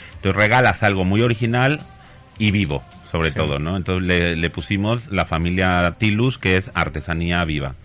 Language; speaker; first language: Spanish; native; Spanish